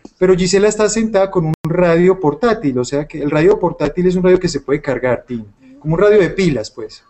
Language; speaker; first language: Spanish; native; Spanish